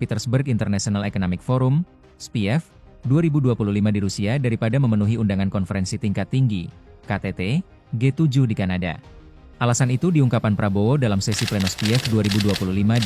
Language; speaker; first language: Indonesian; native; Indonesian